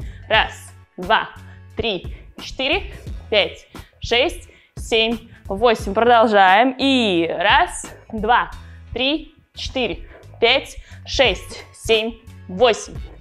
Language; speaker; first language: Russian; native; Russian